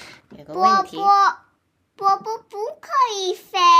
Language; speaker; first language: Chinese; early bilingual, heritage; Chinese